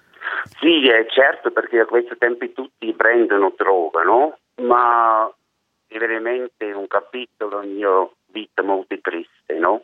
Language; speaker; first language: Italian; non-native, learner; German